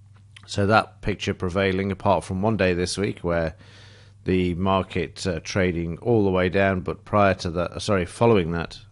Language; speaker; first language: English; native; English